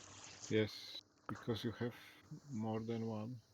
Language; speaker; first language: English; non-native, learner; Polish